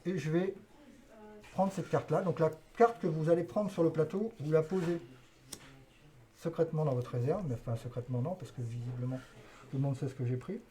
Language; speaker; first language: French; native; French